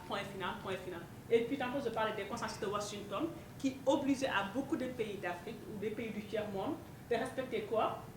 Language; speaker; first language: French; non-native, local second language; Wolof